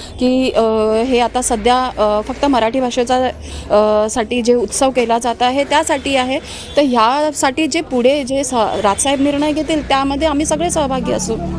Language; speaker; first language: Marathi; non-native, local second language; Hindi